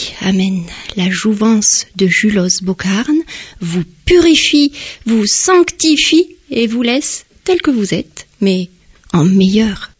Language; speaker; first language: French; native; French